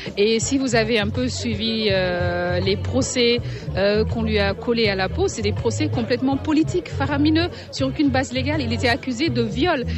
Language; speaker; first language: French; non-native, local second language; Wolof